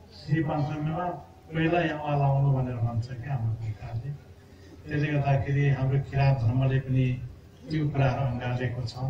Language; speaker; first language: Nepali; non-native, local second language; Limbu